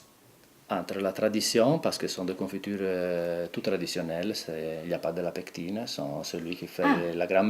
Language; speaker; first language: French; non-native, local second language; Italian